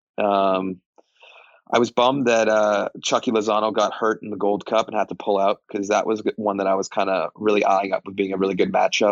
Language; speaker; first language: English; native; English